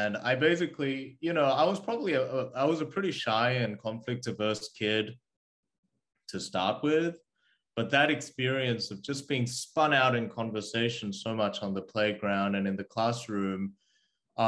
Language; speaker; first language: English; early bilingual, other home language; Korean